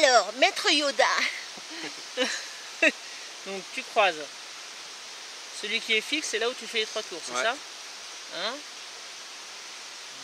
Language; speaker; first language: French; native; French